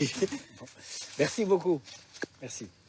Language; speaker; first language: French; native; French